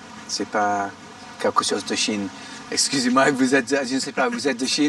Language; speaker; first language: French; non-native, fluent; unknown